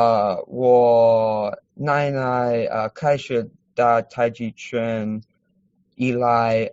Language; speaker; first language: Chinese; non-native, learner; English